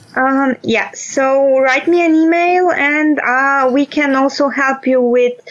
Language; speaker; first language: English; non-native, fluent; Romanian